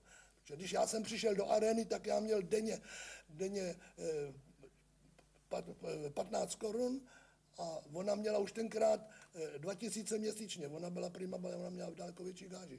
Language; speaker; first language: Czech; native; Czech